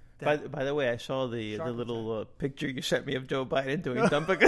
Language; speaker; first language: English; native; English